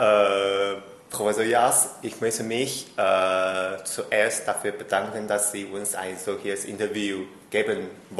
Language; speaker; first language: German; non-native, fluent; Chinese